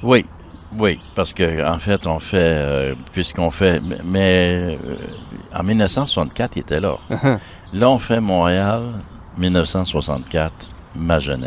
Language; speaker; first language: French; native; French